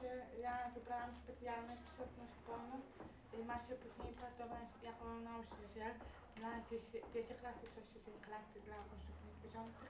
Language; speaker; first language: Polish; non-native, local second language; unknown